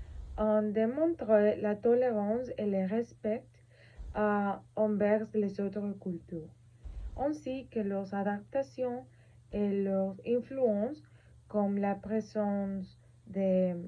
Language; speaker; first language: French; non-native, learner; Spanish